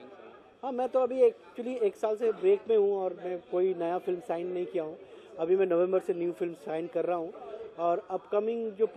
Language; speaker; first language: Hindi; non-native, local second language; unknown